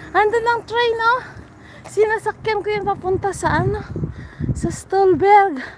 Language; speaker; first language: Filipino; non-native, local second language; Hiligaynon